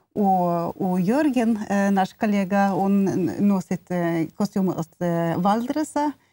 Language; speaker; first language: Russian; non-native, learner; Norwegian